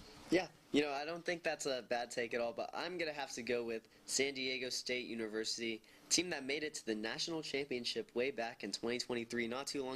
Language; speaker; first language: English; native; English